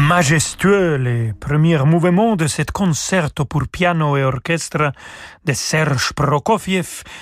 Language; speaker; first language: French; non-native, fluent; Spanish